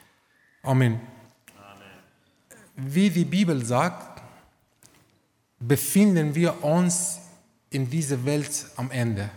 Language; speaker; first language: German; non-native, learner; Romanian